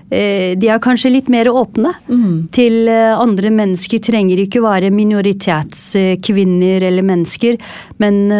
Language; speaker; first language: Norwegian; non-native, fluent; Turkish